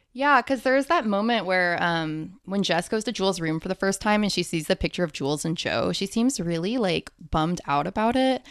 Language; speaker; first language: English; early bilingual, other home language; Hindi